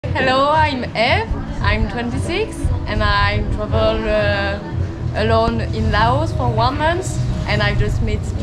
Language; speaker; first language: English; non-native, learner; French